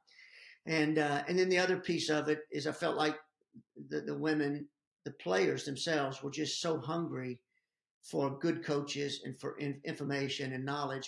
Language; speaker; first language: English; native; English